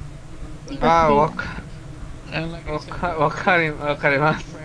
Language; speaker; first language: Japanese; non-native, learner; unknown